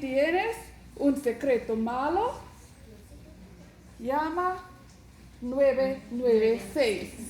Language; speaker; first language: Spanish; non-native, learner; English